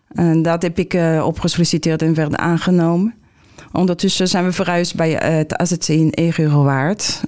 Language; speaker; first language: Dutch; non-native, fluent; French